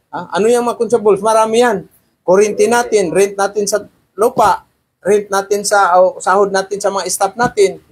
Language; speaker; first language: Filipino; non-native, local second language; Cebuano